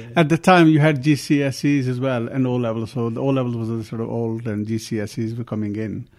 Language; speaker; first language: English; early bilingual, other home language; Punjabi